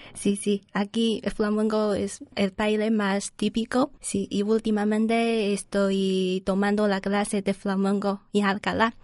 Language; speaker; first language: Spanish; non-native, learner; Chinese